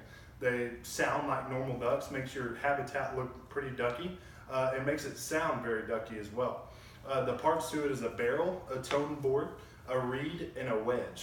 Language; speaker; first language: English; native; English